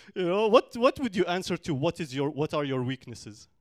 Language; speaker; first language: English; non-native, fluent; Arabic